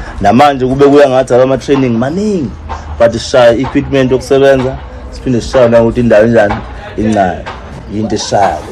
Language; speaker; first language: Zulu; native; Zulu